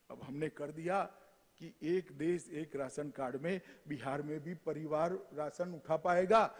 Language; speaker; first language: Hindi; non-native, local second language; Gujarati